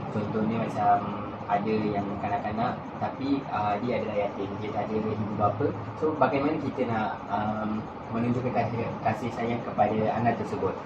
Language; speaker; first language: Malay; non-native, local second language; Tamil